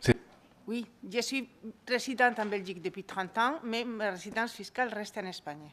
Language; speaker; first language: French; non-native, fluent; Spanish